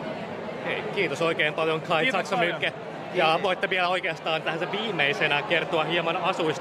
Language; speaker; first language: Finnish; native; Finnish